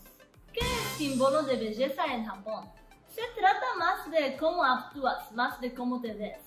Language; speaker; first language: Spanish; non-native, learner; Japanese